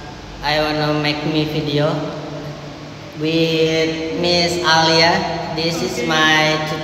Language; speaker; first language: English; non-native, learner; Indonesian